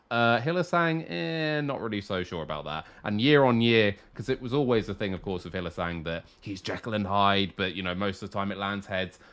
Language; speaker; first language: English; native; English